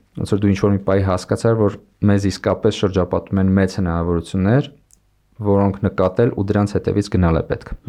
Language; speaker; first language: Armenian; native; Armenian